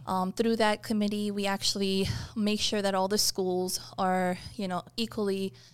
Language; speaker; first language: English; early bilingual, other home language; Persian